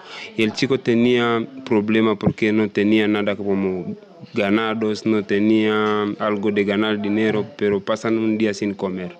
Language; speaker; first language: Spanish; non-native, learner; Masai